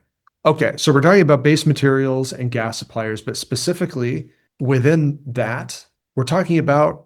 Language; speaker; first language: English; native; English